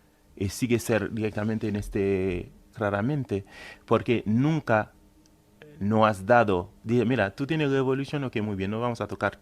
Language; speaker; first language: Spanish; non-native, fluent; Haitian Creole